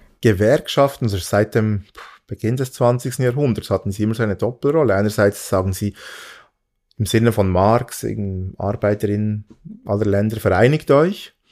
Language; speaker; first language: German; early bilingual, other home language; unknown